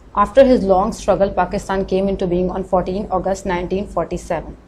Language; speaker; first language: English; non-native, local second language; Urdu